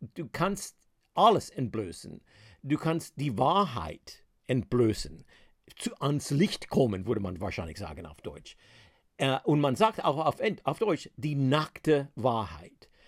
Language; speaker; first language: German; non-native, fluent; English